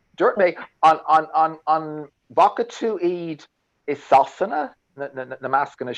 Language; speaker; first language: Irish; non-native, learner; English